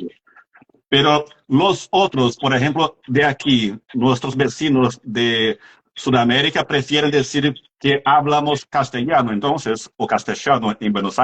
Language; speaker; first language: Spanish; non-native, fluent; Portuguese